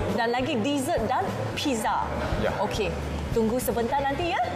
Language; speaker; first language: Malay; native; Malay